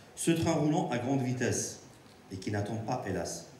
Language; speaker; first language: French; non-native, local second language; Arabic